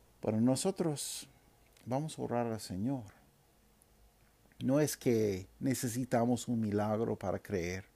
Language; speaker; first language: Spanish; non-native, fluent; English